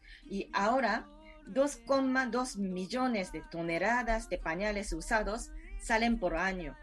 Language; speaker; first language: Spanish; non-native, fluent; Japanese